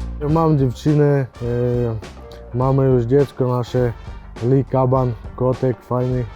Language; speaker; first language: Polish; non-native, fluent; Ukrainian